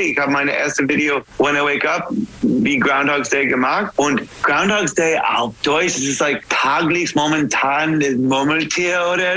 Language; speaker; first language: German; non-native, learner; English